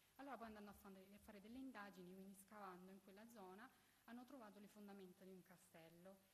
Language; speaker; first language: Italian; native; Italian